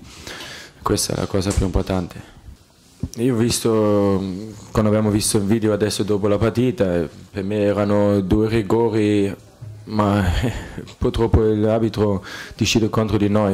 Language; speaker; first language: Italian; non-native, fluent; German